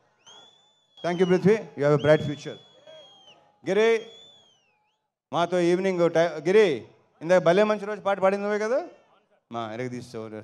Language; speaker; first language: Telugu; native; Telugu